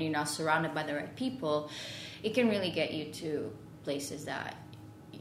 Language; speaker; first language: English; non-native, fluent; Portuguese